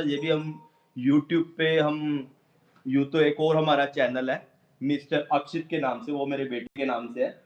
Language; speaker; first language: Hindi; non-native, local second language; Punjabi